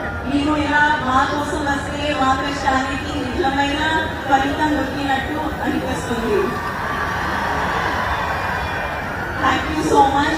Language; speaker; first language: Telugu; non-native, learner; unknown